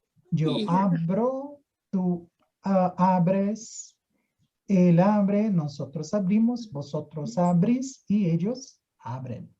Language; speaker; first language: Spanish; non-native, fluent; Portuguese